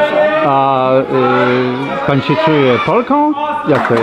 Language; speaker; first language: Polish; native; Polish